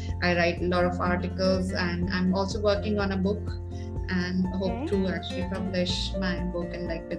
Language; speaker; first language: English; non-native, local second language; Urdu